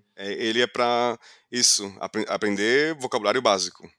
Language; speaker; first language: Portuguese; non-native, fluent; English